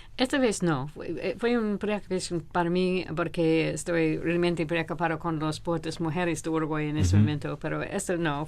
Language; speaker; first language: Spanish; non-native, fluent; English